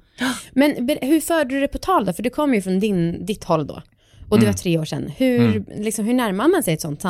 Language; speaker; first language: Swedish; native; Swedish